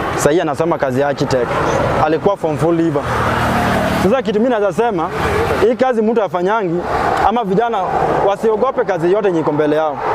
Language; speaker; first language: Swahili; non-native, local second language; Luo (Kenya and Tanzania)